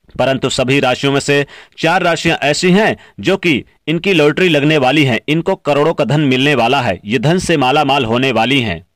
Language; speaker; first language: Hindi; native; Hindi